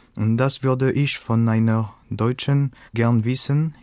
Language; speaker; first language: German; non-native, fluent; French